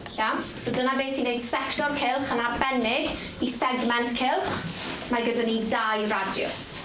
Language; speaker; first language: Welsh; native; Welsh